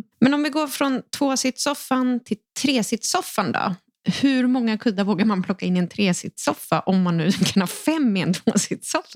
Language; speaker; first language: Swedish; native; Swedish